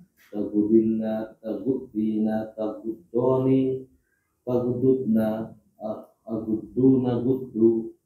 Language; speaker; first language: Arabic; non-native, learner; Indonesian